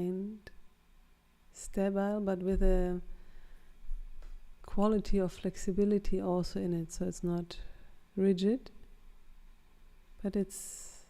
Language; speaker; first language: English; non-native, fluent; German